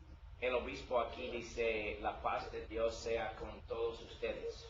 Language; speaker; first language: Spanish; non-native, learner; English